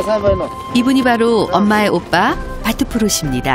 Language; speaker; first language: Korean; native; Korean